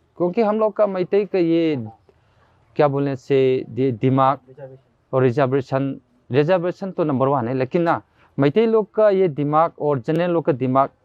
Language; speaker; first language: Hindi; non-native, local second language; Manipuri